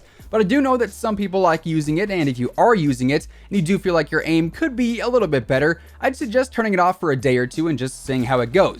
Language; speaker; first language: English; native; English